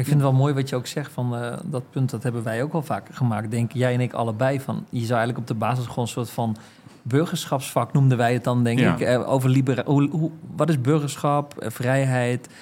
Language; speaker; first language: Dutch; native; Dutch